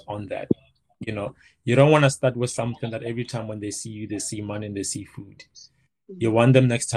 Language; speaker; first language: English; non-native, local second language; Northern Sotho